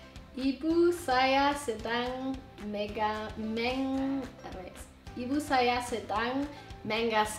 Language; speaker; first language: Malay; non-native, learner; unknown